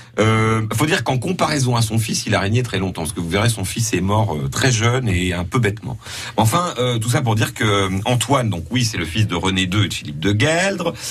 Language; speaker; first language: French; native; French